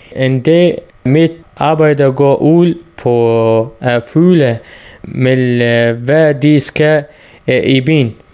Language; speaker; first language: Danish; non-native, learner; Arabic